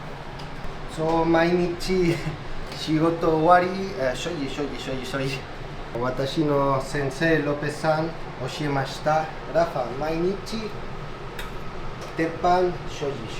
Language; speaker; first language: Japanese; non-native, learner; Spanish